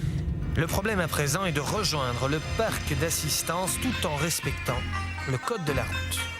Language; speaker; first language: French; native; French